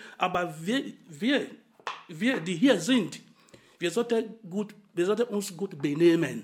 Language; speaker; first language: German; non-native, fluent; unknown